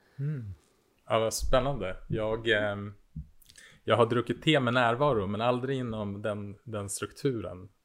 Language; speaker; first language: Swedish; native; Swedish